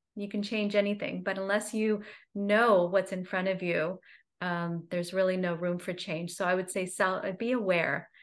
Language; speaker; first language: English; native; English